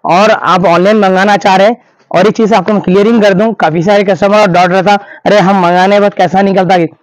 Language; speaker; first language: Hindi; non-native, local second language; Urdu